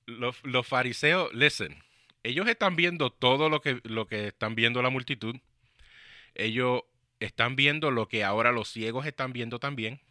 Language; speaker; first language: Spanish; early bilingual, heritage; Spanish